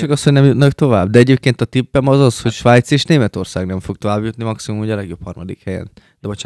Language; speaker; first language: Hungarian; native; Hungarian